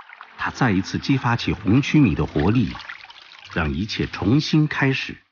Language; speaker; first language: Chinese; native; Chinese